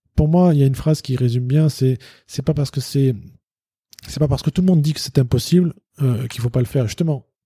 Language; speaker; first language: French; native; French